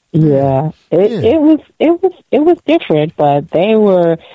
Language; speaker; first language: English; native; English